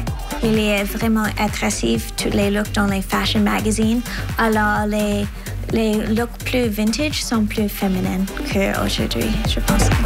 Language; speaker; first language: French; non-native, learner; English